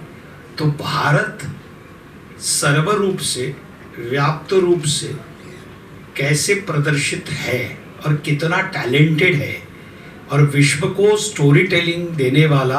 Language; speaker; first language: Hindi; native; Hindi